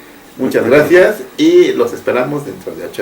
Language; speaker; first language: Spanish; native; Spanish